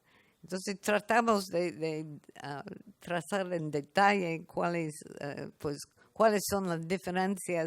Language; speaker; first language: Spanish; non-native, fluent; English